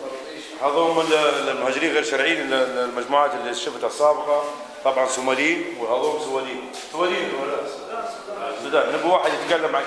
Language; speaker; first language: Arabic; native; Arabic